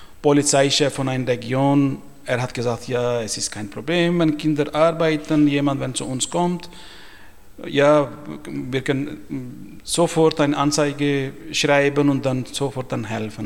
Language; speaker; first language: German; non-native, fluent; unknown